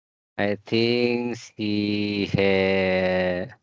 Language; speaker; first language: English; non-native, learner; Indonesian